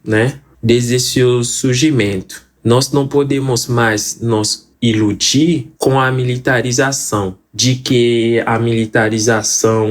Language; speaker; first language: Portuguese; non-native, fluent; Haitian Creole